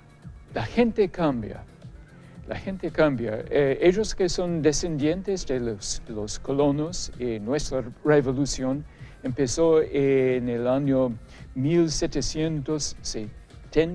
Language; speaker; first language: Spanish; non-native, fluent; English